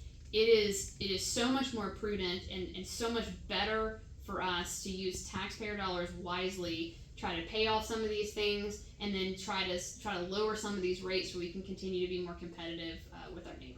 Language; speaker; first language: English; native; English